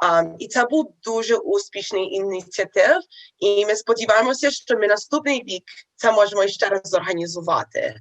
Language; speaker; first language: Ukrainian; early bilingual, heritage; Ukrainian